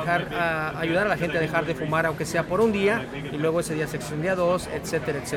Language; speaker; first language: Spanish; native; Spanish